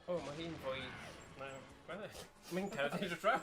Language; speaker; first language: Welsh; native; Welsh